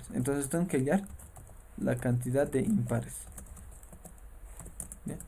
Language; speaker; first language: Spanish; native; Spanish